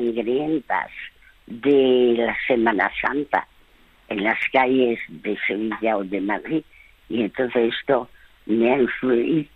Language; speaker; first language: Spanish; early bilingual, other home language; French